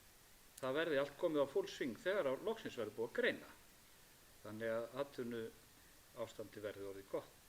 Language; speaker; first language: Icelandic; native; Icelandic